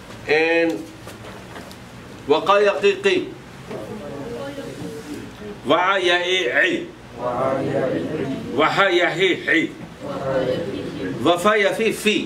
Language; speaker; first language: Arabic; non-native, fluent; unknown